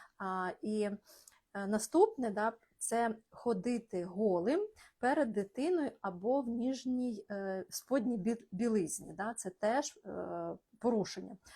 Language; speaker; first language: Ukrainian; non-native, local second language; Russian